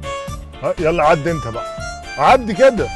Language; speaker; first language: Arabic; native; Arabic